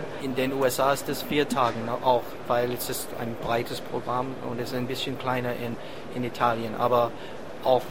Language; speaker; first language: German; non-native, fluent; English